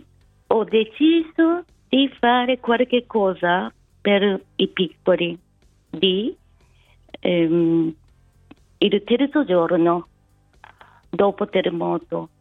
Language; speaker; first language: Italian; non-native, fluent; Japanese